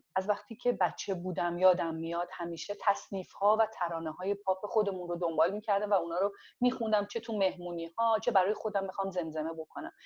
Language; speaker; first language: Persian; non-native, local second language; Azerbaijani